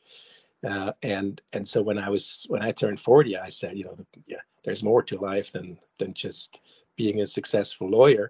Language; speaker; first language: English; non-native, fluent; German